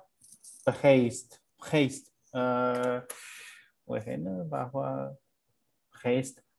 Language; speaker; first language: French; non-native, learner; English